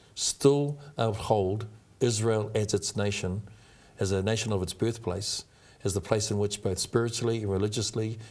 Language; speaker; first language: English; native; English